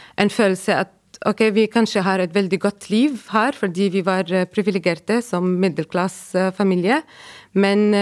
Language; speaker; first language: Norwegian; non-native, fluent; Arabic